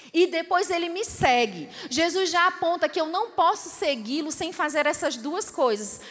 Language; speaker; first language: Portuguese; native; Portuguese